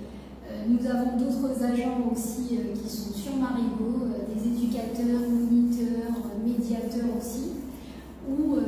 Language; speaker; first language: French; native; French